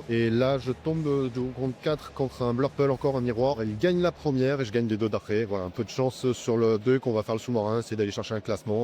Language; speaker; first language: French; native; French